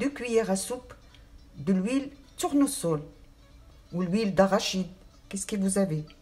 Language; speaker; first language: French; non-native, fluent; Arabic